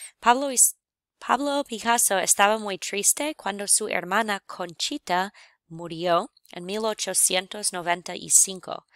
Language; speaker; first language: Spanish; non-native, fluent; English